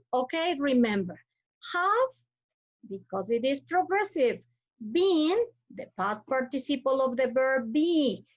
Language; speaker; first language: English; non-native, fluent; Spanish